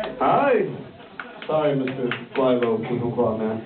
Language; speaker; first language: Cantonese; non-native, learner; English